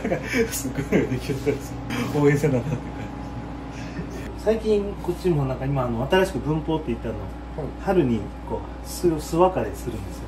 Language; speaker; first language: Japanese; native; Japanese